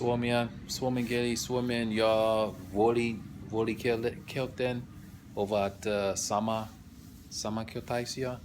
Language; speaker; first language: Finnish; non-native, learner; English